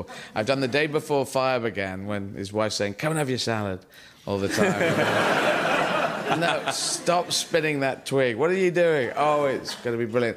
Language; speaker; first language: English; native; English